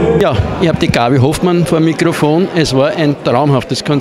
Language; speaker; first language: German; native; German